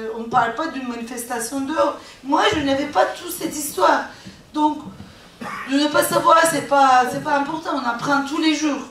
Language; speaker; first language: French; non-native, fluent; Turkish